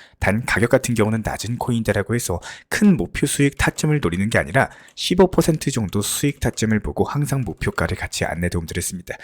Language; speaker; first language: Korean; native; Korean